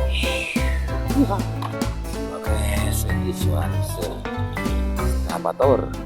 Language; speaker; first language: English; non-native, learner; Indonesian